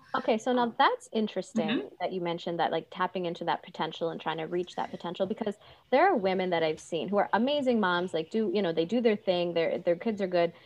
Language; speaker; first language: English; early bilingual, other home language; Urdu